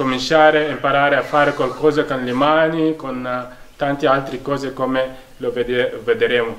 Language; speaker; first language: Italian; non-native, fluent; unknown